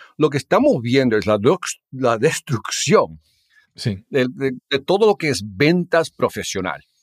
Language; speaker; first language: Spanish; early bilingual, heritage; Spanish